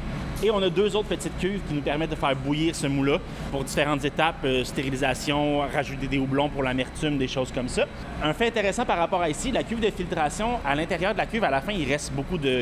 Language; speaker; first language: French; native; French